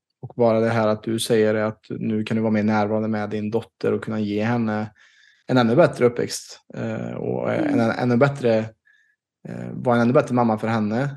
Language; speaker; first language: Swedish; native; Swedish